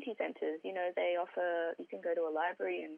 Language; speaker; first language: English; native; English